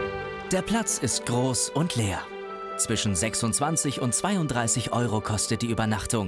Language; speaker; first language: German; native; German